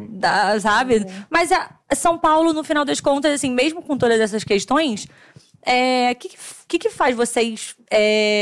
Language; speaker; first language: Portuguese; native; Portuguese